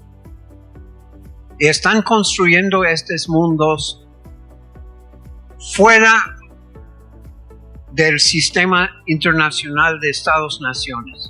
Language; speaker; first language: Spanish; non-native, fluent; English